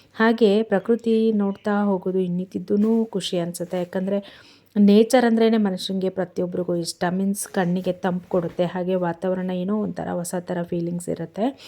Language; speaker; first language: Kannada; native; Kannada